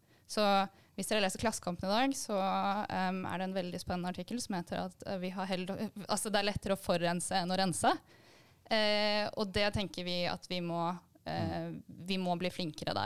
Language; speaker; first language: Norwegian; native; Norwegian